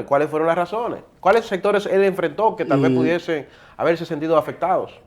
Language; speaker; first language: Spanish; native; Spanish